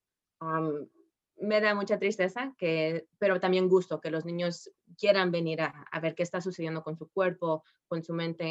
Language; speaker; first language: Spanish; early bilingual, heritage; Spanish